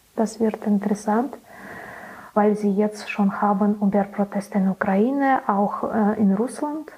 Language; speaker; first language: German; non-native, learner; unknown